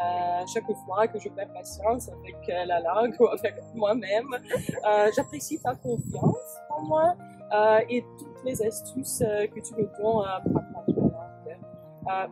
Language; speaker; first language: French; non-native, fluent; English